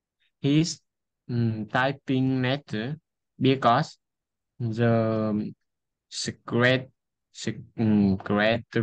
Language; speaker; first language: English; non-native, learner; Vietnamese